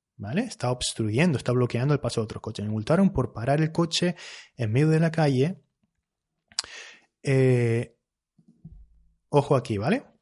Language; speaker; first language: Spanish; native; Spanish